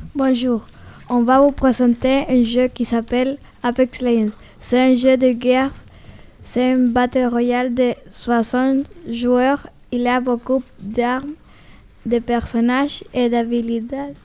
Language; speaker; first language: French; non-native, learner; Spanish